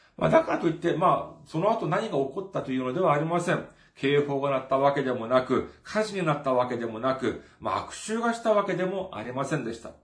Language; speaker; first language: Japanese; non-native, fluent; Korean